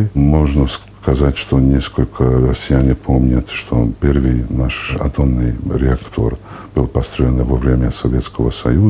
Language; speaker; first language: Russian; non-native, fluent; Hungarian